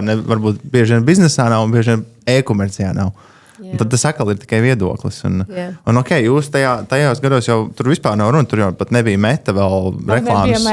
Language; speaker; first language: Latvian; native; Latvian